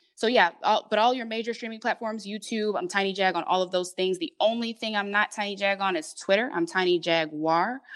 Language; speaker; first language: English; native; English